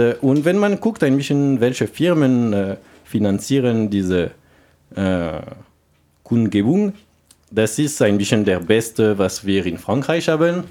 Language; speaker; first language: German; non-native, learner; French